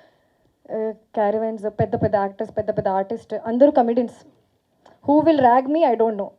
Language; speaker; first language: Telugu; non-native, fluent; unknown